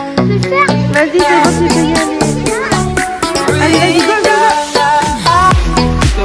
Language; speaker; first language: French; native; French